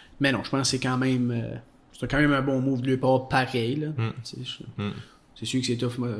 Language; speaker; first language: French; native; French